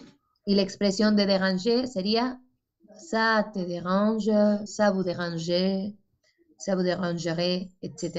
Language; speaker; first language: French; non-native, fluent; Spanish